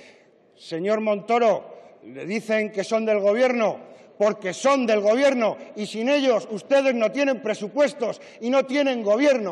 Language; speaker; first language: Spanish; native; Spanish